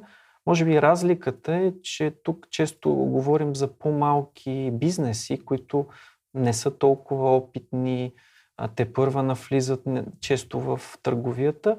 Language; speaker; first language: Bulgarian; native; Bulgarian